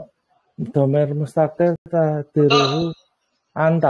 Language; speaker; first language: Arabic; non-native, learner; Indonesian